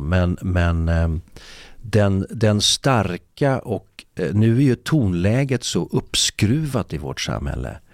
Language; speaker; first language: Swedish; native; Swedish